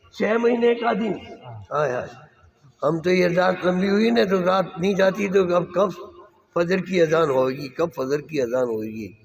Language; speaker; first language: Urdu; non-native, local second language; Gujarati